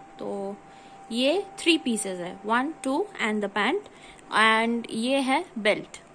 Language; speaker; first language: Hindi; non-native, local second language; Bangla